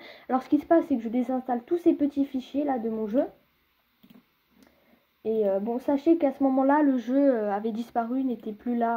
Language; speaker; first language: French; native; French